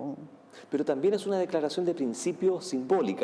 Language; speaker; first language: Spanish; native; Spanish